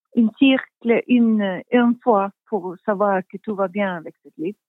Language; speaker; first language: French; non-native, fluent; Swedish